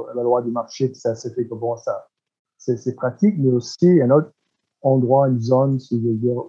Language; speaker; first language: French; non-native, fluent; English